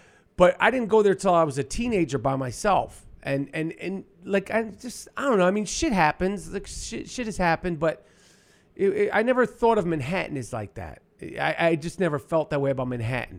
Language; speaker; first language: English; native; English